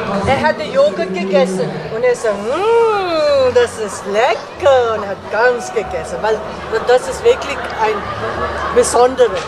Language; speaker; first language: German; non-native, learner; Tibetan